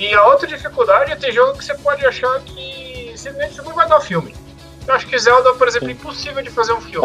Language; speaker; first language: Portuguese; native; Portuguese